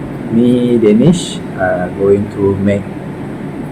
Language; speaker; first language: English; non-native, learner; Malay